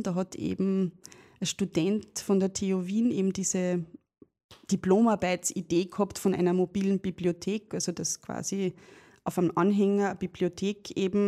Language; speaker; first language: German; native; German